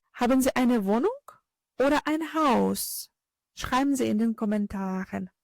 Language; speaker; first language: German; non-native, fluent; Ukrainian